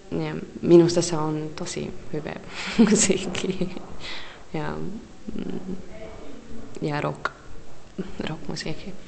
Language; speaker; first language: Finnish; non-native, learner; Hungarian